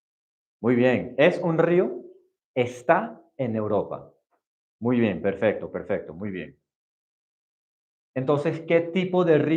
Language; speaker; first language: Spanish; non-native, fluent; English